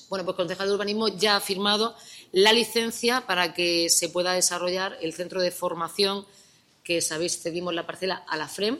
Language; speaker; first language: Spanish; native; Spanish